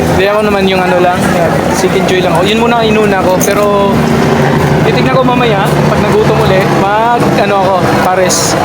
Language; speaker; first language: Filipino; native; Filipino